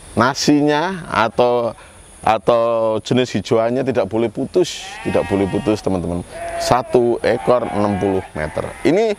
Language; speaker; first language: Indonesian; native; Indonesian